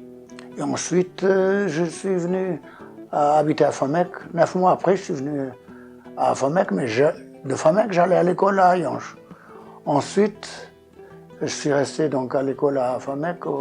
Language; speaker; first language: French; non-native, fluent; Portuguese